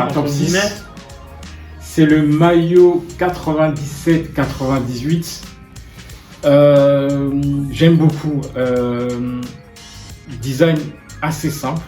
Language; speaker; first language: French; native; French